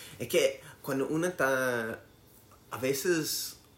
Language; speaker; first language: Spanish; non-native, learner; English